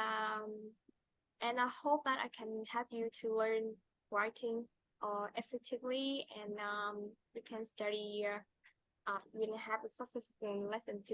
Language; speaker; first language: English; non-native, fluent; Vietnamese